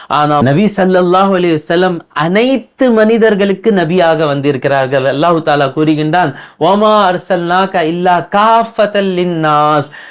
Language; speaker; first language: Tamil; non-native, local second language; Urdu